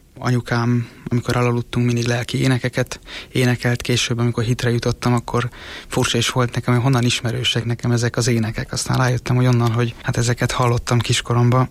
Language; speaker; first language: Hungarian; native; Hungarian